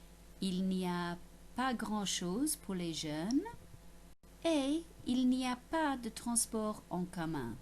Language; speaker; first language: French; non-native, fluent; English